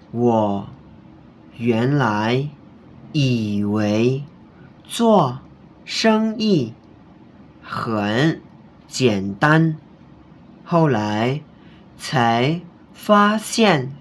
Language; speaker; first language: Chinese; non-native, fluent; Indonesian